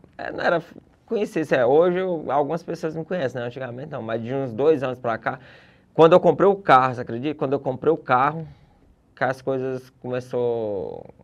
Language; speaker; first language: Portuguese; native; Portuguese